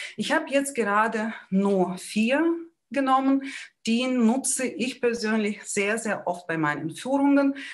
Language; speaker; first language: German; non-native, fluent; Ukrainian